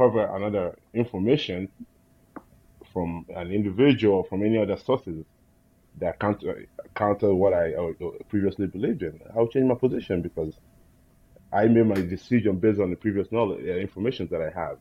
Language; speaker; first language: English; non-native, local second language; Igbo